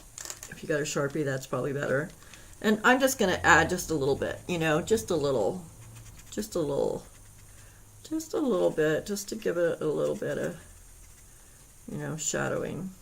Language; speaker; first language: English; native; English